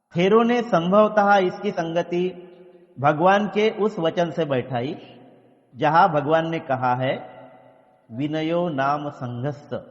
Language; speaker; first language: Hindi; non-native, local second language; Marathi